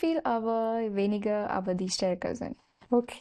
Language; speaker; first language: German; non-native, learner; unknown